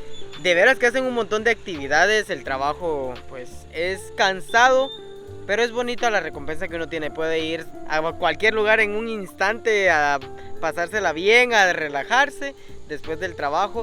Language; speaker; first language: Spanish; native; Spanish